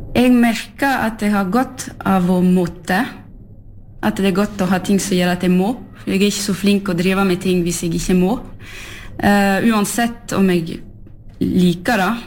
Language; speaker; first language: Norwegian; non-native, fluent; French